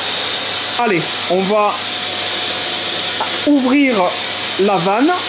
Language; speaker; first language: French; native; French